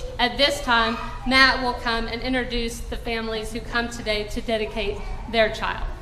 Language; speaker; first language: English; native; English